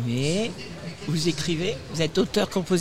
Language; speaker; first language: French; native; French